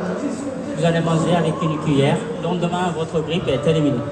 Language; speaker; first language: French; non-native, fluent; Japanese